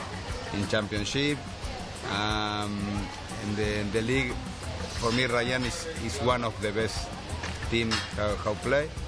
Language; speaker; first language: English; non-native, learner; Spanish